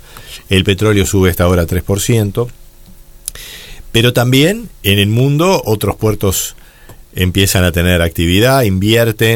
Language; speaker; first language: Spanish; native; Spanish